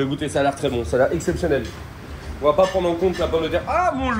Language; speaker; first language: French; native; French